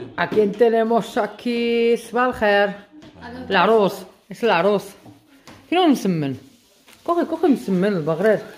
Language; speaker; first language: Spanish; early bilingual, other home language; Arabic